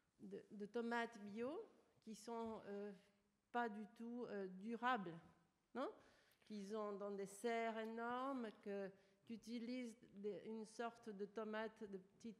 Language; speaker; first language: French; non-native, fluent; Spanish